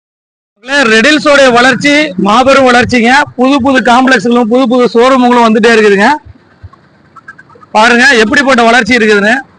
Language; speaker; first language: Tamil; native; Tamil